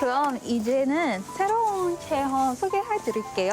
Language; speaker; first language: Korean; non-native, learner; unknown